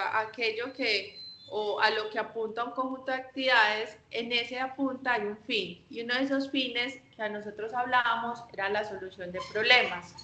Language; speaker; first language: Spanish; native; Spanish